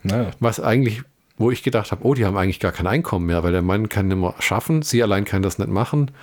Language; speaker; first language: German; native; German